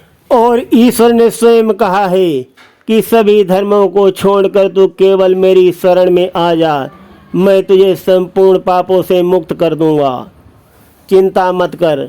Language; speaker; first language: Hindi; native; Hindi